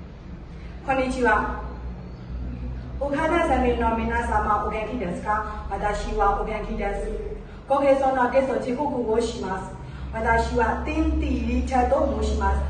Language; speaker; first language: Japanese; non-native, learner; Burmese